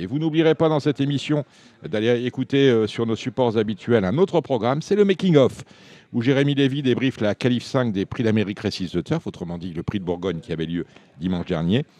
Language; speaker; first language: French; native; French